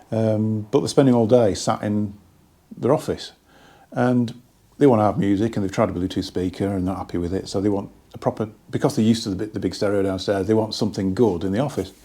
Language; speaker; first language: English; native; English